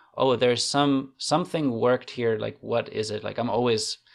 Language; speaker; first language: English; non-native, fluent; German